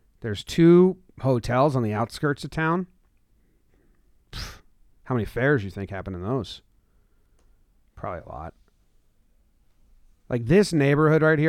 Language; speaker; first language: English; native; English